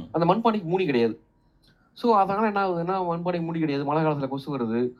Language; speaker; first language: Tamil; native; Tamil